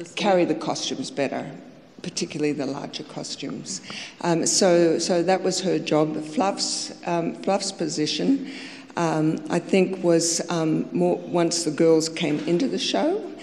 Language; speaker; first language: English; native; English